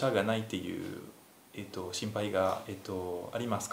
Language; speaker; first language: Japanese; non-native, fluent; French